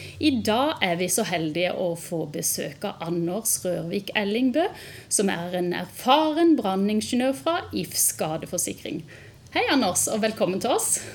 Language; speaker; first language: Norwegian; native; Norwegian